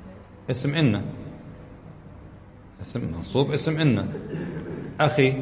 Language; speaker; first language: Arabic; native; Arabic